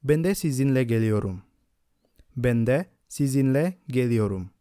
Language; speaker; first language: Turkish; non-native, fluent; Indonesian